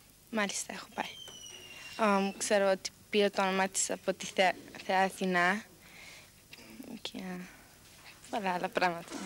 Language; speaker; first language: Greek; early bilingual, heritage; Greek